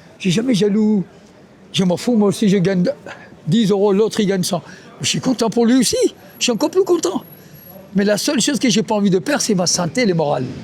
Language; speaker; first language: French; non-native, fluent; Punjabi